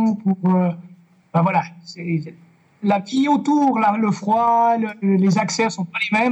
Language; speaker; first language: French; native; French